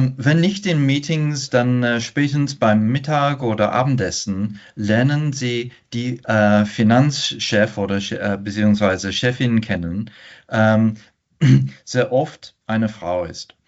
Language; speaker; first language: German; non-native, fluent; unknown